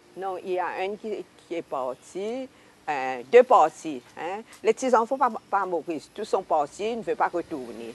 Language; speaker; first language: French; non-native, local second language; Hakka Chinese